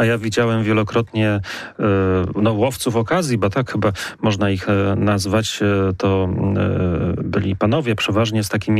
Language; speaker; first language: Polish; native; Polish